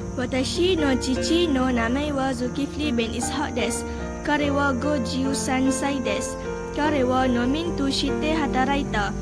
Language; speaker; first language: Japanese; non-native, learner; Malay